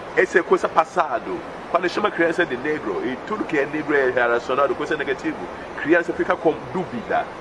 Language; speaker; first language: Portuguese; non-native, fluent; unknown